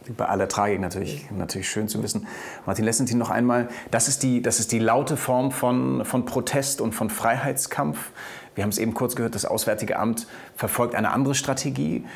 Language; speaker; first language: German; native; German